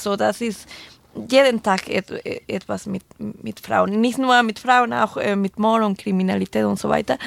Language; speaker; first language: German; non-native, fluent; Spanish